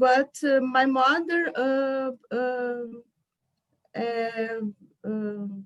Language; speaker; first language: English; non-native, learner; Portuguese